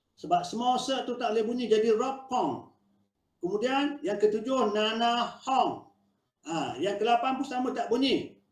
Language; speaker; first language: Malay; native; Malay